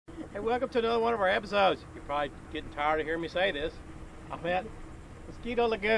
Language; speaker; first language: English; native; English